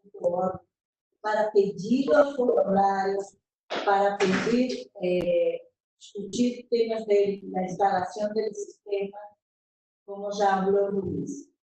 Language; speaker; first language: Spanish; non-native, fluent; Portuguese